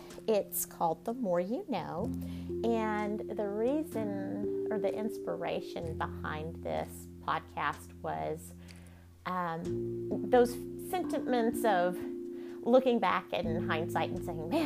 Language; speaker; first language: English; native; English